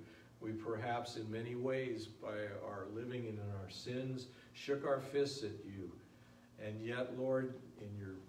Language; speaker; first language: English; native; English